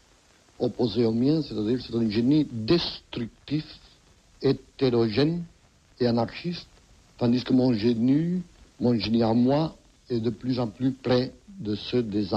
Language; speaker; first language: French; non-native, fluent; Catalan